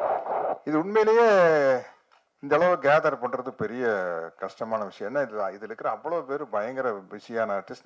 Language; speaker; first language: Tamil; native; Tamil